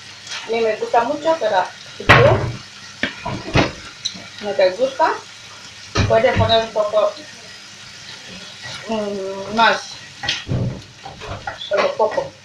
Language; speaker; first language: Spanish; non-native, learner; Indonesian